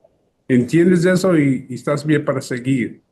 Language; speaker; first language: Spanish; early bilingual, heritage; English